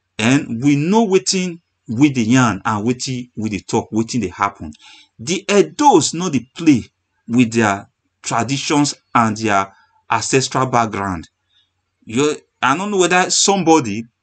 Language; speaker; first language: Nigerian Pidgin; non-native, local second language; Bini